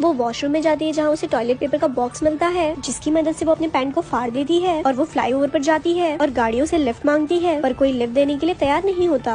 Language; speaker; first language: Hindi; native; Hindi